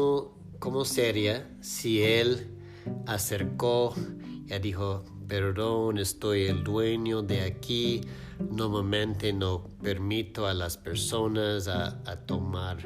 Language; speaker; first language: Spanish; non-native, fluent; English